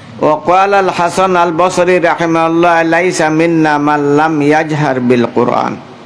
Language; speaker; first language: Arabic; non-native, fluent; Bangla